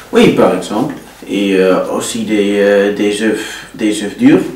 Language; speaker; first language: French; non-native, learner; Dutch